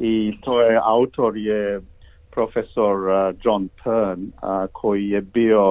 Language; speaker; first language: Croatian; early bilingual, heritage; Serbian